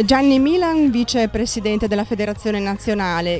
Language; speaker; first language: Italian; native; Italian